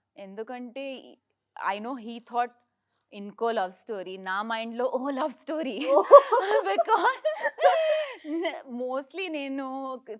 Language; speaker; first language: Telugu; non-native, learner; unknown